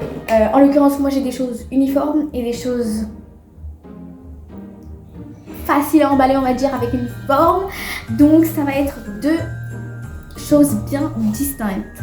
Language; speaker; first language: French; native; French